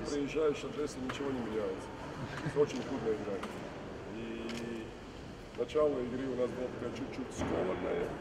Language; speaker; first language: Russian; native; Russian